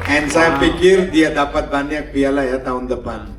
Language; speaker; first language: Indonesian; non-native, fluent; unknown